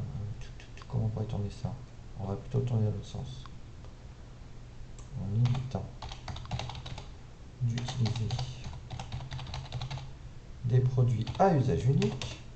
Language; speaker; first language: French; native; French